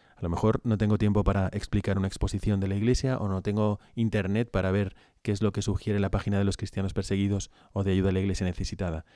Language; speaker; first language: Spanish; native; Spanish